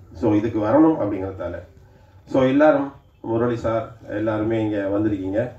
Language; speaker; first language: Tamil; native; Tamil